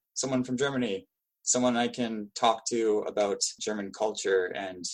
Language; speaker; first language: English; native; English